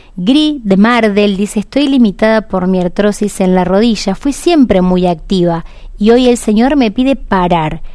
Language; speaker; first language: Spanish; native; Spanish